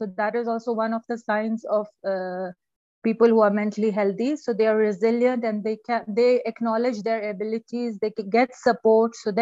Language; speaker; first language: English; non-native, local second language; Urdu